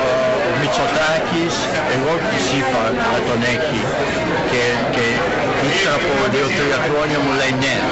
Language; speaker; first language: Greek; early bilingual, heritage; English